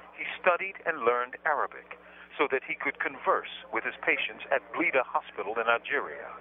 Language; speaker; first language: English; native; English